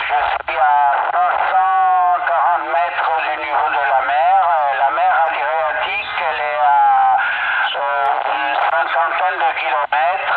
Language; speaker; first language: French; early bilingual, heritage; Italian